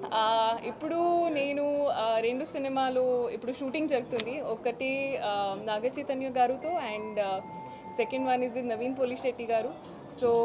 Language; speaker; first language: Telugu; non-native, learner; Hindi